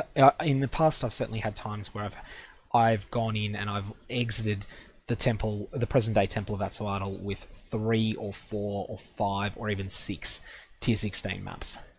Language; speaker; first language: English; native; English